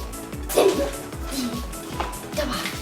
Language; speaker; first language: Japanese; early bilingual, heritage; Japanese